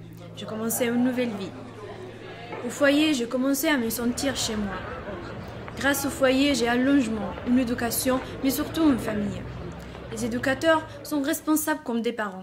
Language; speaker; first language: French; non-native, learner; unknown